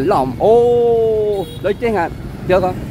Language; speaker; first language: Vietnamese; non-native, learner; Korean